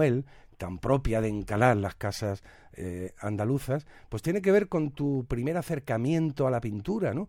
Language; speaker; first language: Spanish; native; Spanish